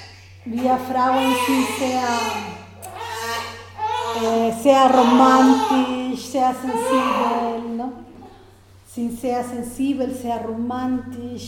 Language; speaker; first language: German; non-native, fluent; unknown